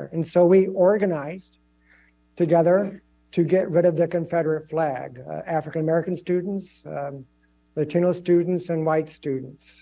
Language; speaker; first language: English; native; English